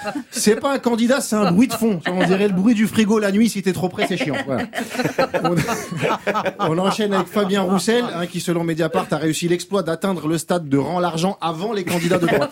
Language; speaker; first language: French; native; French